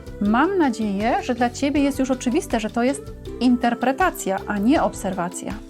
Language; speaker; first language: Polish; native; Polish